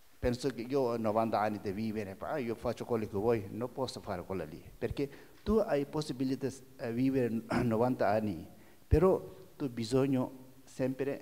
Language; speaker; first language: Italian; non-native, learner; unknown